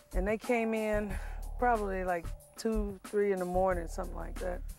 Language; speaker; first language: English; native; English